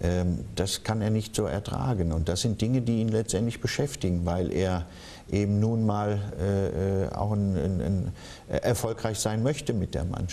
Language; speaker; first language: German; native; German